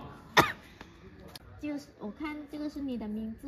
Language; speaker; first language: Chinese; non-native, fluent; Lao